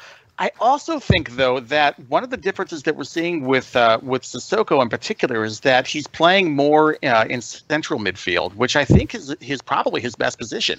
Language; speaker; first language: English; native; English